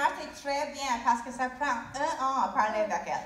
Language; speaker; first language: French; non-native, learner; English